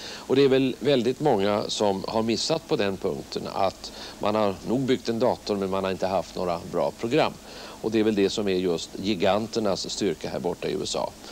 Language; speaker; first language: Swedish; native; Swedish